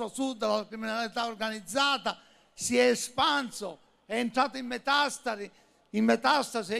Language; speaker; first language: Italian; native; Italian